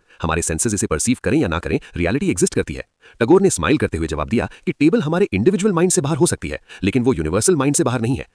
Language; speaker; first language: Hindi; native; Hindi